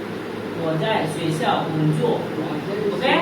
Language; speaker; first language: Chinese; non-native, fluent; Bangla